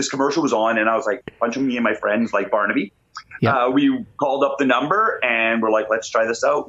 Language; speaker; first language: English; native; English